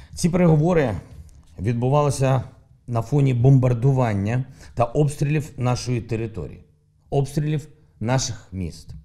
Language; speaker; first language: Ukrainian; non-native, local second language; Russian